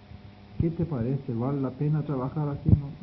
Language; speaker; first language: Spanish; non-native, fluent; Norwegian